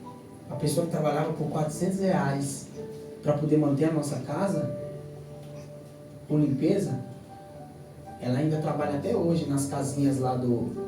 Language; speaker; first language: Portuguese; native; Portuguese